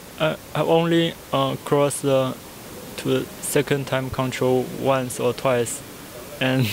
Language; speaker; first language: English; non-native, learner; Chinese